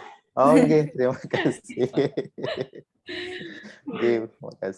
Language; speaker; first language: Indonesian; native; Indonesian